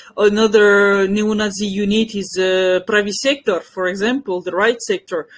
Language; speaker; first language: English; non-native, fluent; French